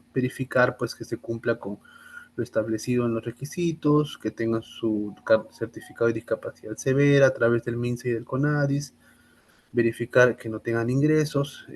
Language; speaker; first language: Spanish; native; Spanish